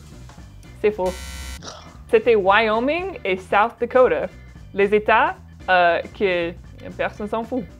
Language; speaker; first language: French; non-native, fluent; English